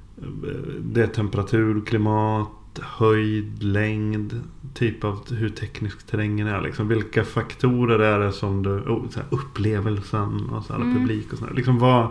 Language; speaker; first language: Swedish; native; Swedish